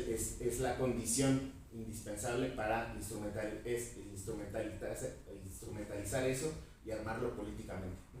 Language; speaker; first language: Spanish; native; Spanish